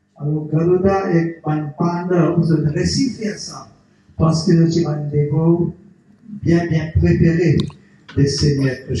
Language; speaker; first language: French; non-native, local second language; Morisyen